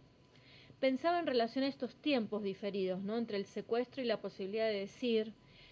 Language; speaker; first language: Spanish; native; Spanish